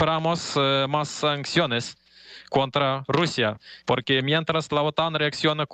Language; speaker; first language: Spanish; non-native, fluent; Ukrainian